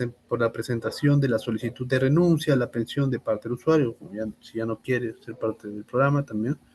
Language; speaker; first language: Spanish; native; Spanish